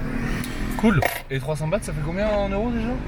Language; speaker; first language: French; native; French